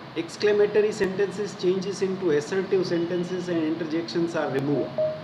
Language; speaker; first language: English; non-native, local second language; Gujarati